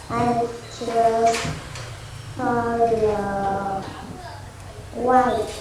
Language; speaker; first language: English; non-native, learner; Vietnamese